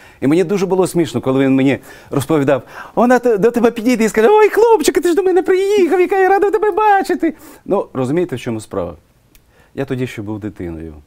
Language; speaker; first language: Ukrainian; non-native, local second language; Russian